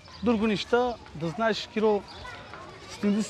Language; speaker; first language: Bulgarian; non-native, local second language; Turkish